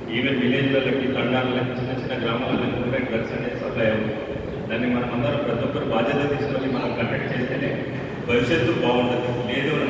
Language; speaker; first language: Telugu; native; Telugu